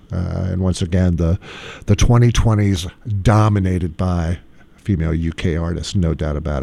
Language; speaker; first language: English; native; English